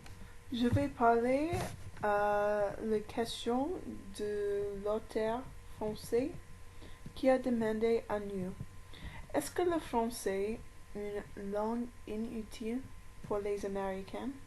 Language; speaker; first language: French; non-native, learner; English